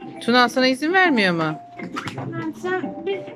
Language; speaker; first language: Turkish; native; Turkish